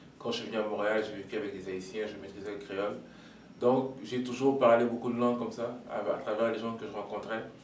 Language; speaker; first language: French; non-native, local second language; Lingala